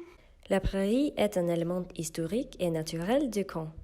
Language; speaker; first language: French; non-native, learner; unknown